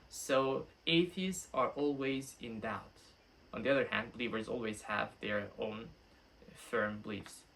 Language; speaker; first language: English; non-native, fluent; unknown